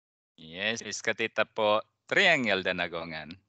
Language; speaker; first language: Swedish; non-native, fluent; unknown